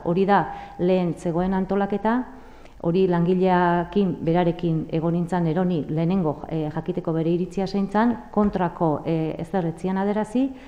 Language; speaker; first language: Basque; native; Basque